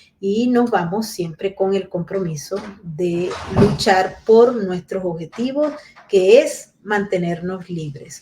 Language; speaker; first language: Spanish; native; Spanish